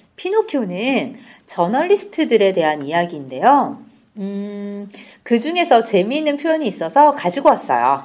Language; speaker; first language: Korean; native; Korean